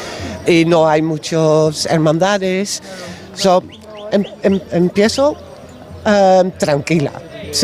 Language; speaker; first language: Spanish; non-native, learner; Dutch